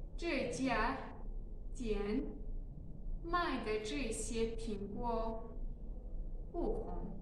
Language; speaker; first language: Chinese; non-native, learner; Tajik